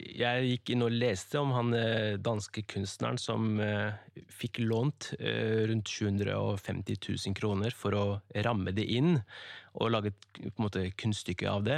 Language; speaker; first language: Norwegian; early bilingual, other home language; Kurdish